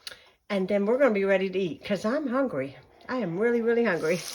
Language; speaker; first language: English; native; English